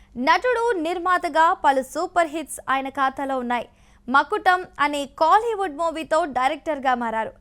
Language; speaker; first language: Telugu; native; Telugu